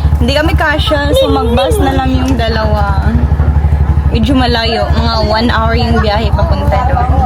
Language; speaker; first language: Filipino; non-native, local second language; Cebuano